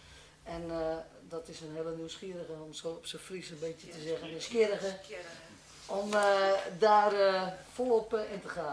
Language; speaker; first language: Dutch; non-native, local second language; Western Frisian